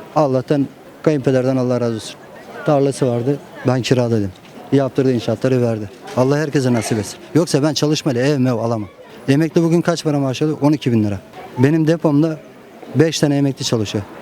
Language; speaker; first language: Turkish; native; Turkish